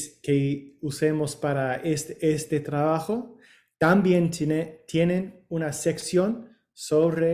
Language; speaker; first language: Spanish; non-native, learner; English